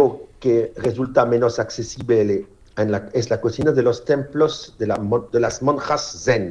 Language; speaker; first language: Spanish; non-native, learner; French